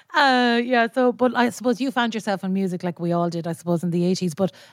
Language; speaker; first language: English; native; English